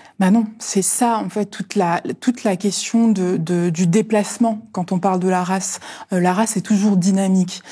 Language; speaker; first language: French; early bilingual, other home language; Lingala